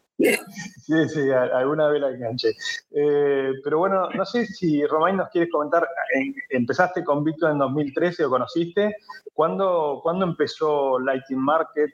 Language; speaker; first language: Spanish; native; Spanish